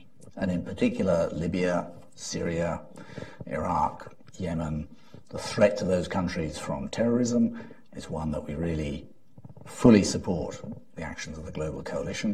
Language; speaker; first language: English; native; English